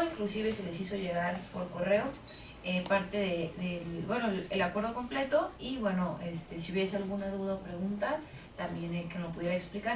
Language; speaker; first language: Spanish; native; Spanish